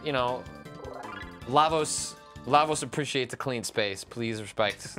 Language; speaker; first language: English; native; English